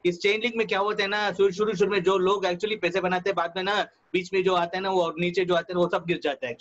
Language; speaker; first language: Hindi; non-native, local second language; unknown